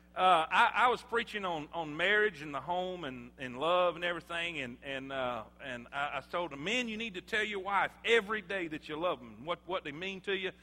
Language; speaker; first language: English; native; English